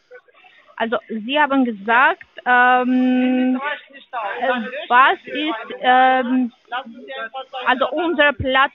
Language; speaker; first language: German; non-native, learner; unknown